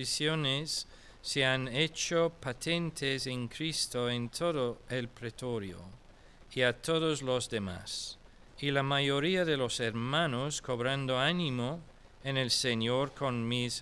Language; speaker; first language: Spanish; non-native, fluent; English